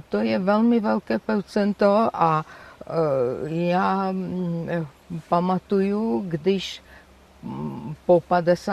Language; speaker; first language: Czech; non-native, fluent; Georgian